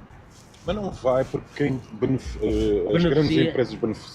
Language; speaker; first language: Portuguese; native; Portuguese